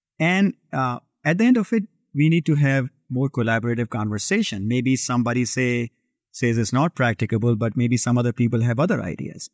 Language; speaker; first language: English; non-native, local second language; Hindi